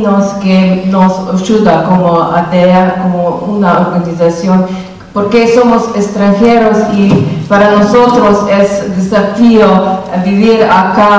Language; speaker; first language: Spanish; non-native, learner; Slovenian